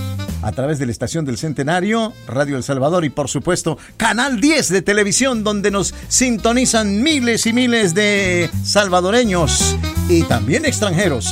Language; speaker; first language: Spanish; native; Spanish